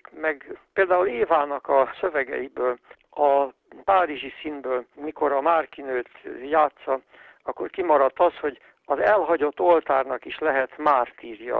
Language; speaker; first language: Hungarian; native; Hungarian